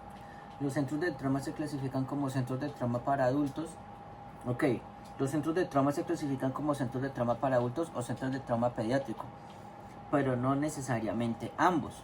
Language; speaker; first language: Spanish; native; Spanish